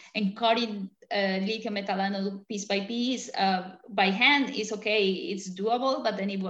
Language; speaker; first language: English; non-native, fluent; Spanish